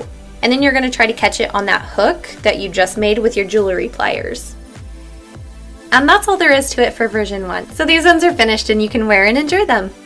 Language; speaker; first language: English; native; English